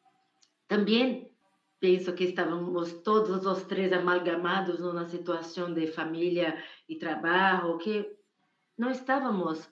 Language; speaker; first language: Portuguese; non-native, fluent; Spanish